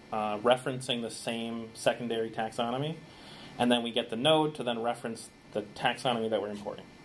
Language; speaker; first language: English; native; English